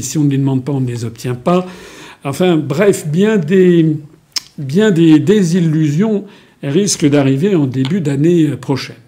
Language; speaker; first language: French; native; French